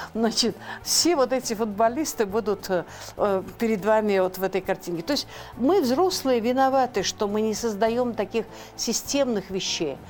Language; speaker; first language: Russian; non-native, local second language; Kyrgyz